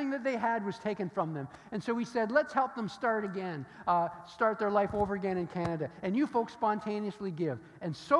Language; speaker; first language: English; native; English